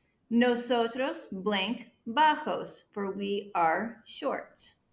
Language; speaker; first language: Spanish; non-native, fluent; English